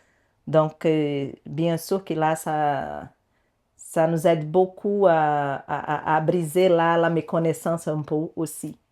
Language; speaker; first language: French; non-native, learner; Portuguese